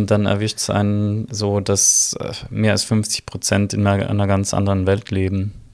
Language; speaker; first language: German; native; German